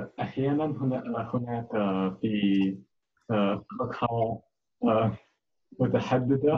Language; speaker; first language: Arabic; non-native, learner; English